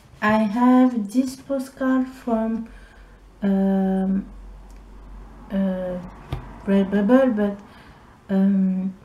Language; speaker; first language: English; non-native, learner; French